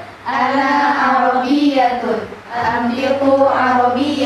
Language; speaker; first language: Arabic; non-native, learner; Indonesian